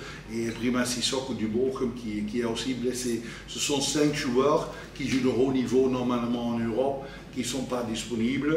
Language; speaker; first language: French; non-native, fluent; Dutch